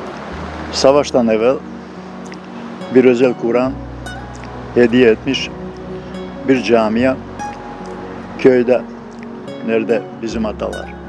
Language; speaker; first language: Turkish; non-native, local second language; Bosnian